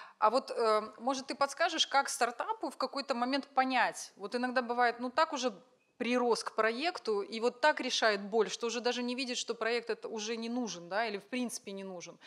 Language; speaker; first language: Russian; native; Russian